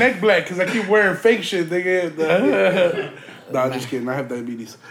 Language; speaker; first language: English; early bilingual, other home language; Spanish